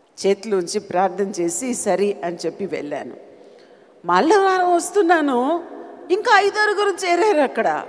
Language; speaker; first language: Telugu; non-native, fluent; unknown